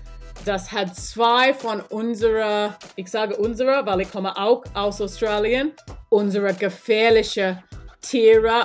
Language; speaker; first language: German; non-native, learner; English